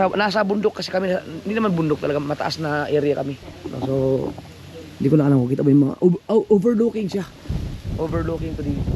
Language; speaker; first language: Filipino; non-native, local second language; Cebuano